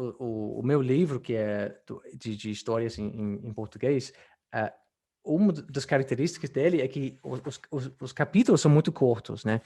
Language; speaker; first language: Portuguese; non-native, fluent; English